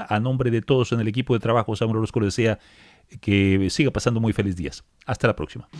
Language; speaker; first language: Spanish; native; Spanish